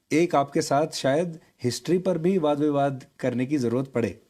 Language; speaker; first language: Hindi; native; Hindi